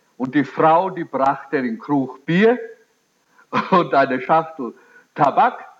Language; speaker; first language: German; early bilingual, heritage; German